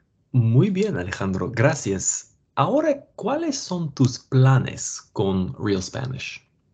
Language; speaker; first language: Spanish; non-native, fluent; English